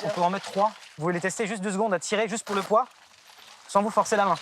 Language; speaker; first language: French; native; French